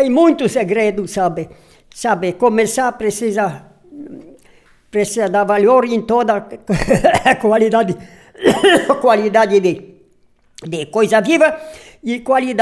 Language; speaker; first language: Portuguese; non-native, local second language; Polish